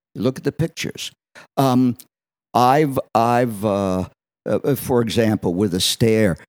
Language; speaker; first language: English; native; English